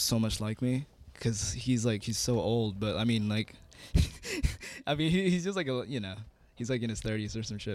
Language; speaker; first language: English; non-native, fluent; Indonesian